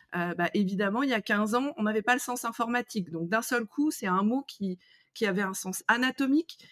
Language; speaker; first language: French; native; French